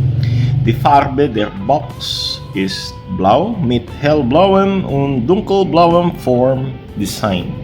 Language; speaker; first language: German; non-native, learner; Filipino